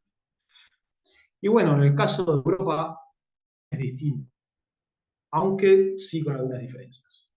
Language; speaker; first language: Spanish; native; Spanish